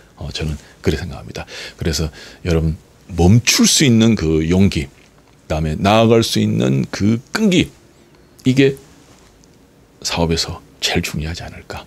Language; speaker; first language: Korean; native; Korean